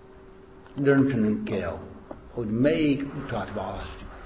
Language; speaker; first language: Hungarian; non-native, fluent; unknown